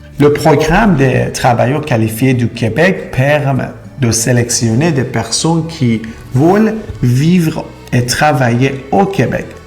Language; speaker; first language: French; non-native, fluent; Persian